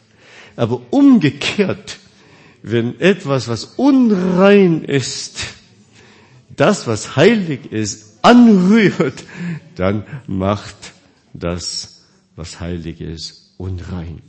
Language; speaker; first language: German; non-native, fluent; Korean